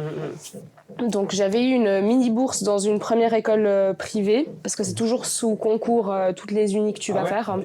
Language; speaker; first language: French; native; French